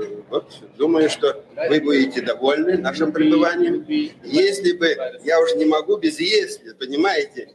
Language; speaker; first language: Russian; native; Russian